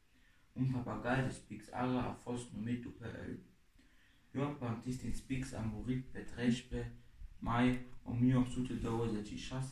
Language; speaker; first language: Romanian; early bilingual, heritage; Romanian